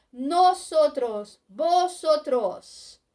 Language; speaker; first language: Spanish; non-native, fluent; Portuguese